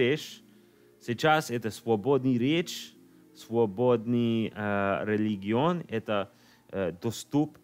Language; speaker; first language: Russian; non-native, learner; English